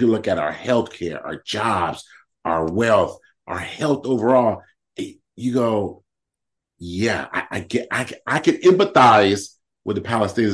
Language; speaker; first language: English; native; English